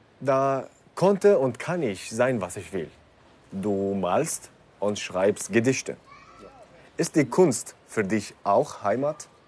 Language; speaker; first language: German; non-native, fluent; Kurdish